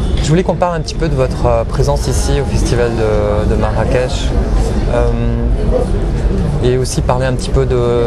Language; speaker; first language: French; native; French